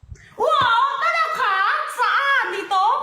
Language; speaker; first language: Filipino; non-native, learner; Chinese